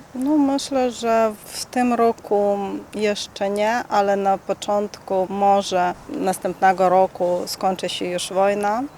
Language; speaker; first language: Polish; non-native, fluent; Ukrainian